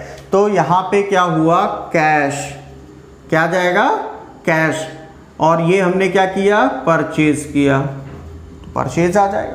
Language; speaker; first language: Hindi; native; Hindi